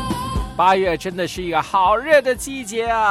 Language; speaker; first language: Chinese; native; Chinese